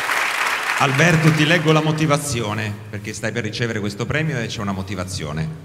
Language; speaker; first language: Italian; native; Italian